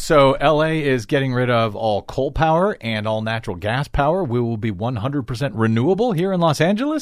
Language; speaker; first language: English; native; English